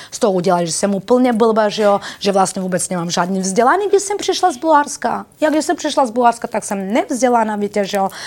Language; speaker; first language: Czech; non-native, fluent; Bulgarian